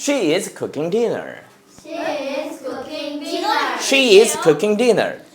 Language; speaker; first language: English; non-native, fluent; Korean